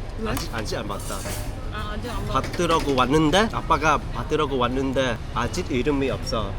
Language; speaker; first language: Korean; non-native, fluent; Vietnamese